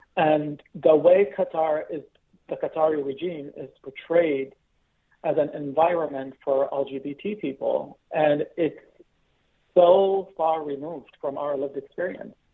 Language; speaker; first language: English; non-native, fluent; Arabic